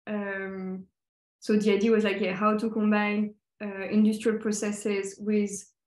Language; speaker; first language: English; non-native, fluent; French